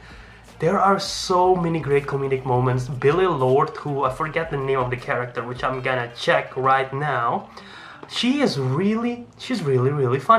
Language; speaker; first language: English; non-native, fluent; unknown